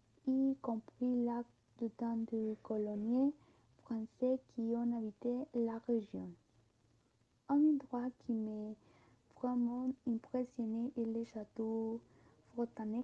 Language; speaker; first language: French; non-native, learner; Spanish